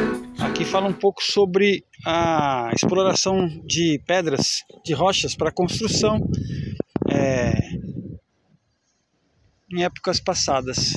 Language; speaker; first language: Portuguese; native; Portuguese